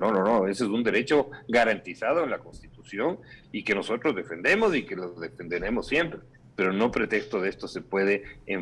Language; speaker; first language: Spanish; native; Spanish